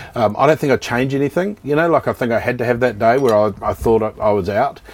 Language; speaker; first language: English; native; English